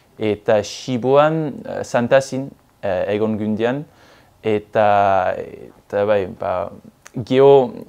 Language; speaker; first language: Basque; non-native, fluent; English